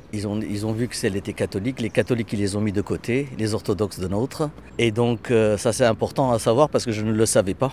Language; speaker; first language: French; non-native, local second language; Armenian